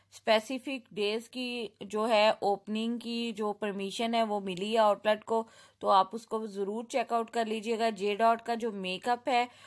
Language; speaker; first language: Urdu; native; Urdu